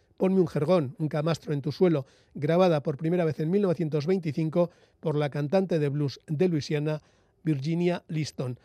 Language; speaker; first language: Spanish; native; Spanish